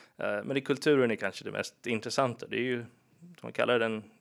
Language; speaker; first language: Swedish; early bilingual, other home language; English